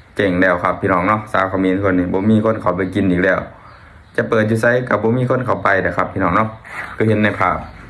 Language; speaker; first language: Thai; native; Thai